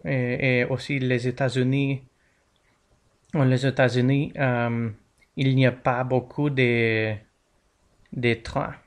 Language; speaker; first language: French; non-native, learner; English